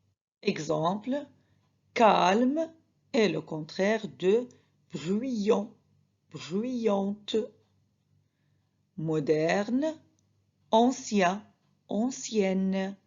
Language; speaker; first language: French; non-native, fluent; Arabic